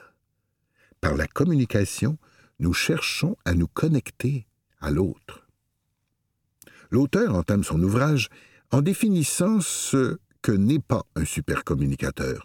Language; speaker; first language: French; native; French